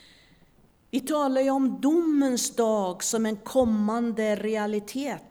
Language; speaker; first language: Swedish; native; Swedish